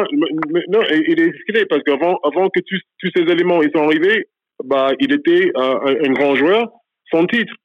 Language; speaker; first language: French; non-native, fluent; English